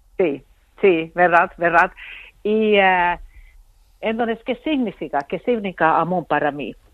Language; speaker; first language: Spanish; non-native, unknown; Finnish